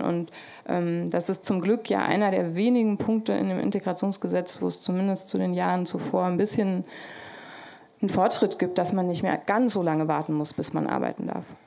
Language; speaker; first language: German; native; German